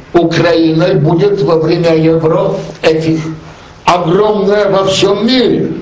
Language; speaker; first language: Russian; non-native, fluent; Polish